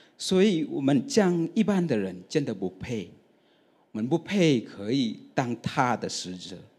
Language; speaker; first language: Chinese; non-native, fluent; Vietnamese